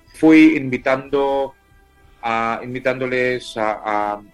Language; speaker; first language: Spanish; non-native, fluent; Tamil